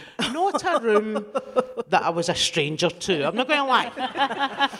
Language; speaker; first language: English; native; English